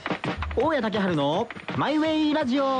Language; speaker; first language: Japanese; native; Japanese